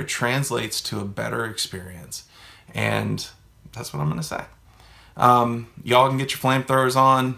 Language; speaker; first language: English; native; English